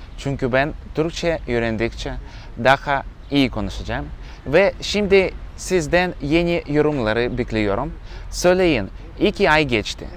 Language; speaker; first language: Turkish; non-native, learner; Russian